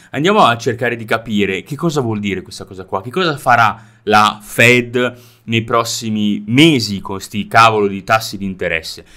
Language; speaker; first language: Italian; native; Italian